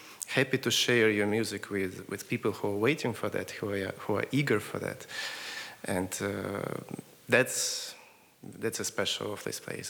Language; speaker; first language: English; non-native, fluent; Russian